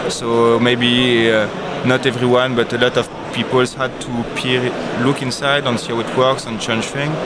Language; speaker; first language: English; non-native, learner; French